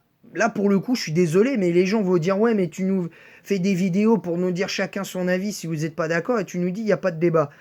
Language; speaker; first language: French; native; French